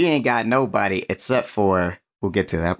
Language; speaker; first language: English; native; English